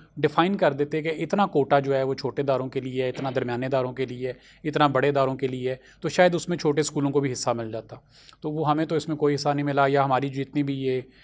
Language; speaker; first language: Urdu; non-native, local second language; Punjabi